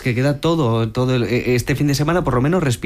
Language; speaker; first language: Spanish; native; Spanish